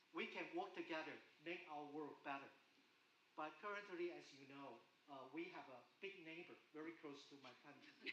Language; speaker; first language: English; non-native, fluent; Chinese